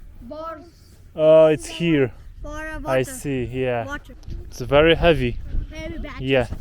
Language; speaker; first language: English; non-native, learner; Polish